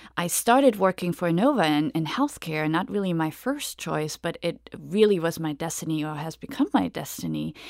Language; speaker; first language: English; non-native, fluent; German